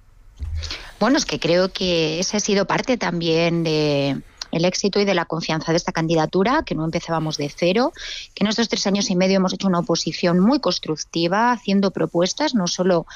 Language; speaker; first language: Spanish; native; Spanish